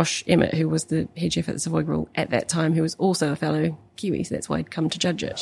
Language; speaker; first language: English; native; English